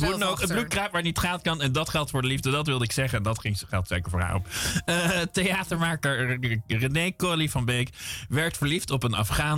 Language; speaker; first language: Dutch; native; Dutch